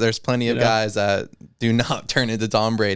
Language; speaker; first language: English; native; English